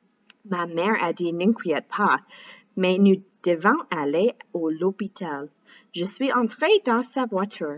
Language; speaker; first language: French; non-native, fluent; English